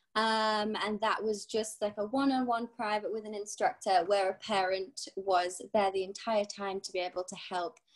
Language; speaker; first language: English; native; English